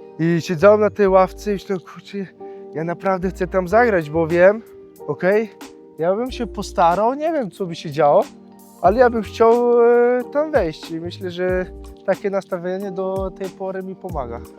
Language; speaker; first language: Polish; early bilingual, heritage; Polish